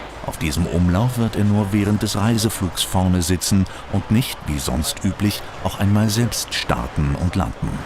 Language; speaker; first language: German; native; German